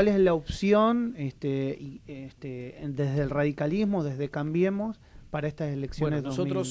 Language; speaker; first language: Spanish; native; Spanish